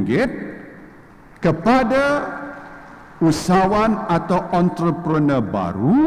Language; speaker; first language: Malay; native; Malay